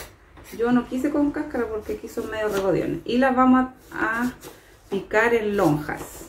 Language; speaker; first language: Spanish; native; Spanish